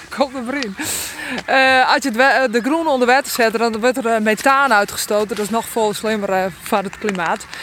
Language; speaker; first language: Dutch; non-native, local second language; Western Frisian